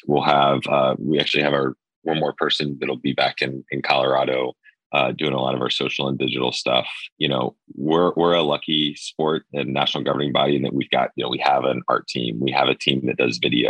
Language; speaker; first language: English; native; English